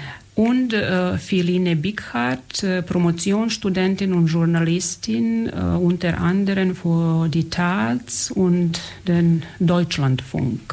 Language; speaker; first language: German; non-native, fluent; Serbian